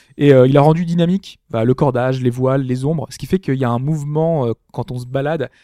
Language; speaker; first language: French; native; French